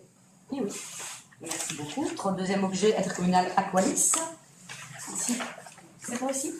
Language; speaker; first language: French; native; French